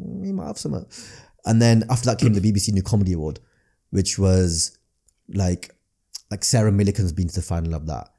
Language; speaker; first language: English; native; English